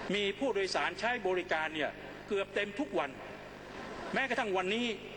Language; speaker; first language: Thai; non-native, local second language; Pattani Malay